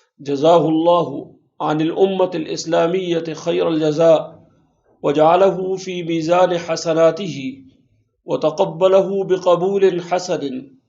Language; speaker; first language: Arabic; non-native, fluent; Urdu